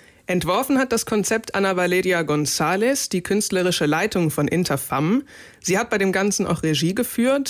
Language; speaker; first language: German; native; German